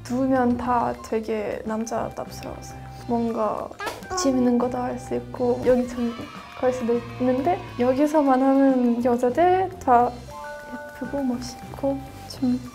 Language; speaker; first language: Korean; non-native, fluent; Russian